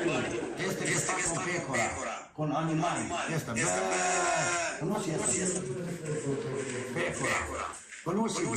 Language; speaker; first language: Italian; non-native, learner; Albanian